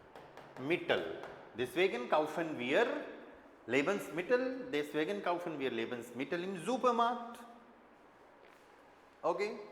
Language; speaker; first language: German; non-native, fluent; Hindi